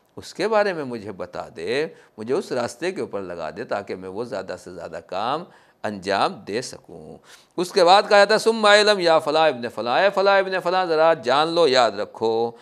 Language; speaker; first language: Hindi; native; Hindi